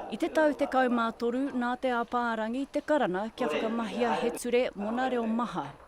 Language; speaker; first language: Māori; native; Māori